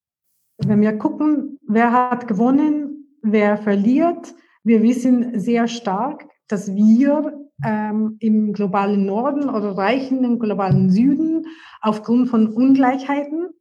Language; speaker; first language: German; non-native, fluent; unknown